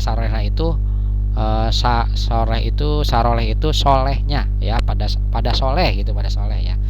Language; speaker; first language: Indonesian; non-native, local second language; Sundanese